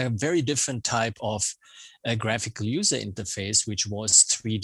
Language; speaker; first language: English; non-native, fluent; German